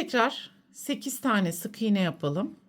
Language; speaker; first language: Turkish; native; Turkish